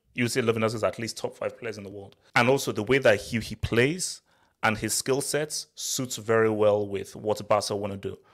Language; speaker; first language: English; native; English